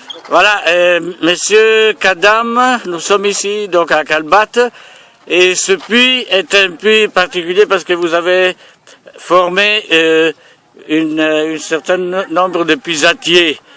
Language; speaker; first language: French; non-native, fluent; Italian